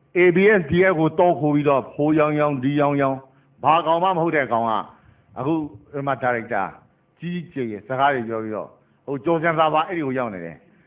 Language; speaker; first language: Burmese; native; Burmese